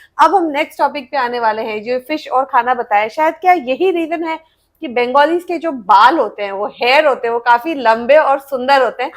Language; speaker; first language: Hindi; native; Hindi